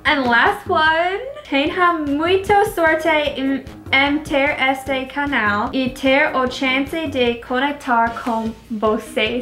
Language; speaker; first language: Portuguese; non-native, learner; English